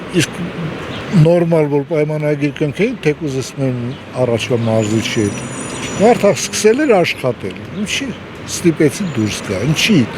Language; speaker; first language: Armenian; native; Armenian